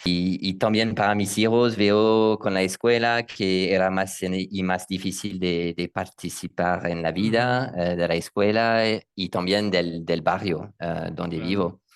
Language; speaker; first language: Spanish; non-native, learner; French